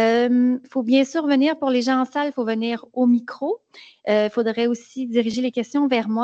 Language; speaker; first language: French; native; French